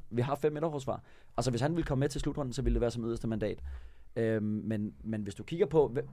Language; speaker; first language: Danish; native; Danish